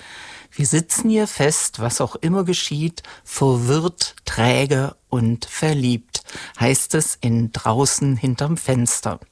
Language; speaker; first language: German; native; German